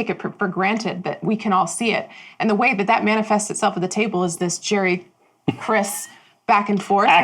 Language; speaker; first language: English; native; English